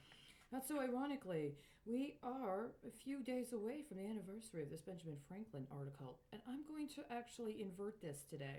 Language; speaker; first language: English; native; English